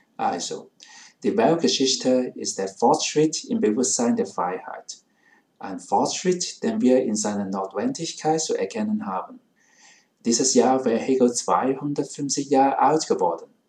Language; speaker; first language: German; non-native, fluent; Cantonese